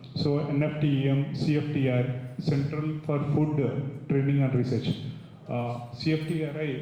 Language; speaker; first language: English; non-native, local second language; Telugu